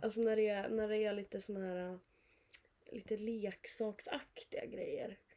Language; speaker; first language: Swedish; native; Swedish